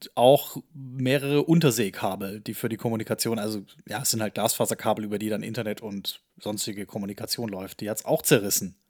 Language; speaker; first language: German; native; German